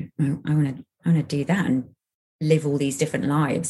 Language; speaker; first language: English; native; English